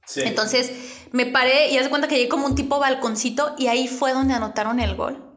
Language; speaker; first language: Spanish; native; Spanish